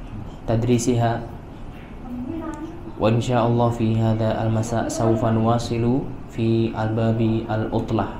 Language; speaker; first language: Arabic; non-native, learner; Indonesian